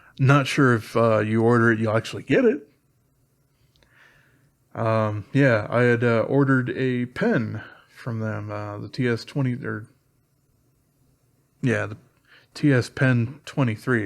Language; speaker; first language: English; native; English